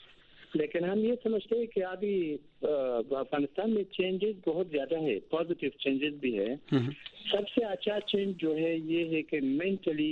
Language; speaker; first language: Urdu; non-native, fluent; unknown